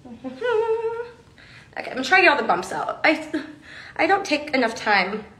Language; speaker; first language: English; native; English